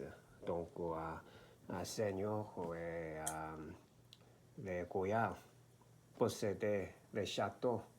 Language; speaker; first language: French; non-native, learner; Korean